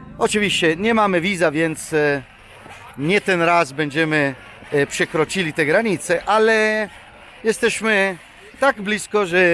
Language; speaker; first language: Polish; non-native, learner; Italian